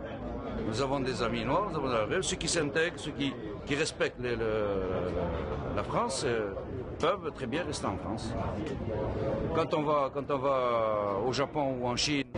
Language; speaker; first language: French; native; French